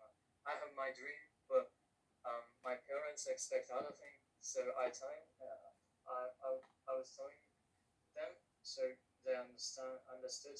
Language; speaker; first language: English; non-native, learner; Korean